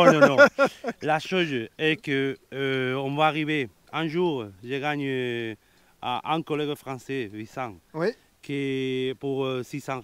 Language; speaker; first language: French; non-native, learner; Spanish